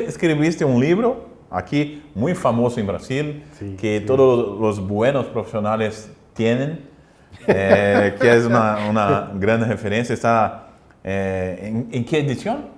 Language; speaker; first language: Spanish; non-native, learner; Portuguese